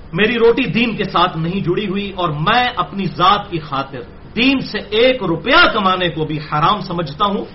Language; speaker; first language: Urdu; non-native, local second language; Punjabi